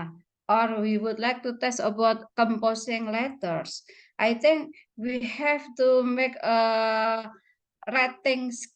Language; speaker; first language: English; non-native, fluent; Indonesian